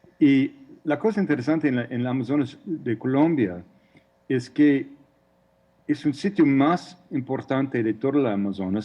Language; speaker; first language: Spanish; non-native, fluent; English